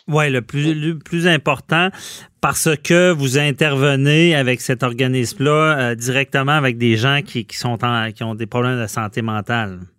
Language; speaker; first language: French; native; French